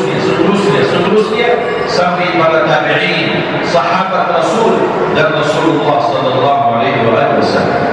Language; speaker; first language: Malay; non-native, fluent; Arabic